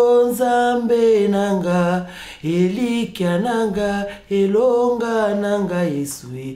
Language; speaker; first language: French; non-native, local second language; Lingala